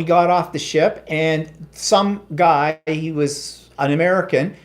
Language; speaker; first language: English; native; English